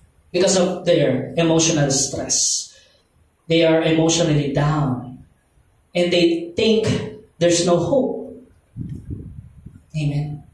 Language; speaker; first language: English; non-native, local second language; Filipino